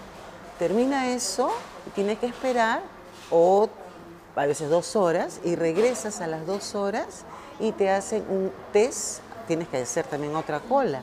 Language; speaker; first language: Spanish; native; Spanish